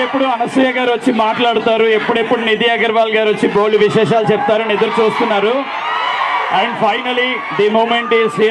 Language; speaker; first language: Telugu; native; Telugu